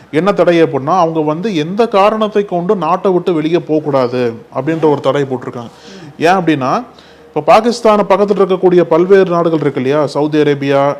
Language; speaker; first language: Tamil; native; Tamil